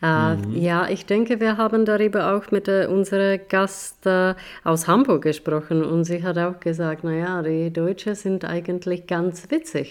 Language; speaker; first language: German; non-native, fluent; Czech